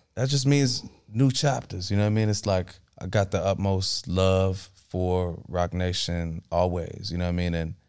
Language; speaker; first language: English; early bilingual, other home language; Akan